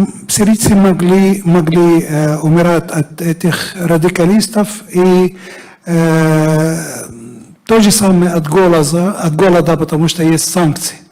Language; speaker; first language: Russian; non-native, fluent; Arabic